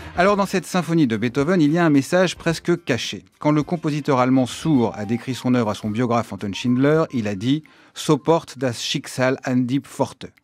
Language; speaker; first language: French; native; French